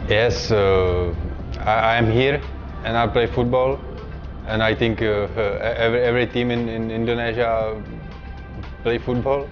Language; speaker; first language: English; non-native, learner; Czech